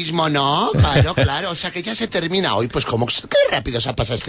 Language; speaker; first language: Spanish; native; Spanish